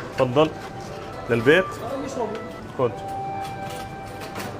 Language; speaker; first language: Arabic; native; Arabic